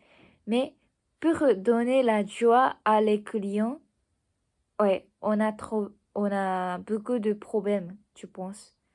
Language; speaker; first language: French; non-native, learner; Japanese